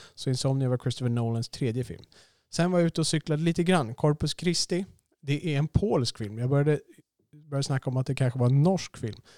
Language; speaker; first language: Swedish; native; Swedish